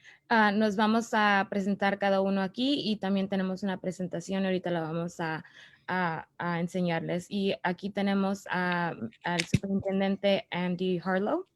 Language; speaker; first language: Spanish; early bilingual, other home language; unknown